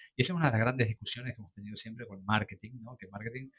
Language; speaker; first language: Spanish; native; Spanish